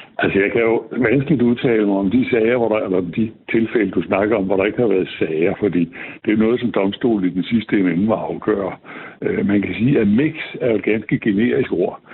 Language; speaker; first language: Danish; native; Danish